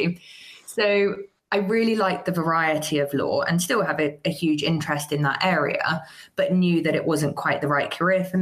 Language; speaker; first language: English; native; English